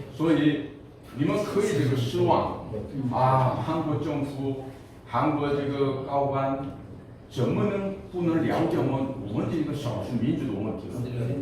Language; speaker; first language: Chinese; non-native, fluent; Korean